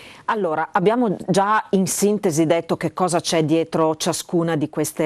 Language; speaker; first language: Italian; native; Italian